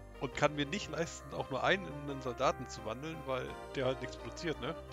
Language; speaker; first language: German; native; German